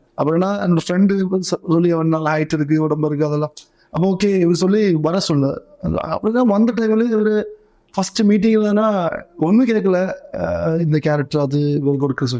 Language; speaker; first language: Tamil; non-native, learner; Malayalam